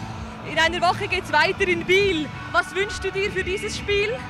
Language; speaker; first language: German; native; German